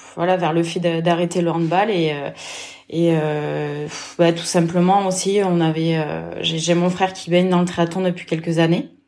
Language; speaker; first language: French; native; French